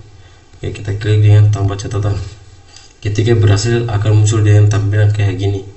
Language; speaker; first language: Indonesian; native; Indonesian